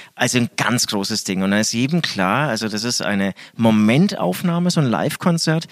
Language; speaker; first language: German; native; German